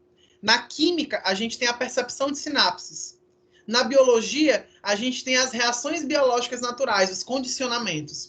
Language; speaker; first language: Portuguese; native; Portuguese